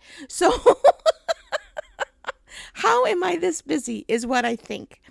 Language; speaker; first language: English; native; English